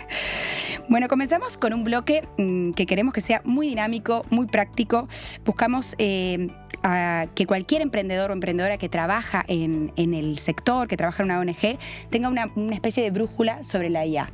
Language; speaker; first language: Spanish; native; Spanish